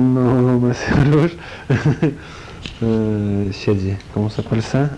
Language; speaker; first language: French; non-native, learner; Polish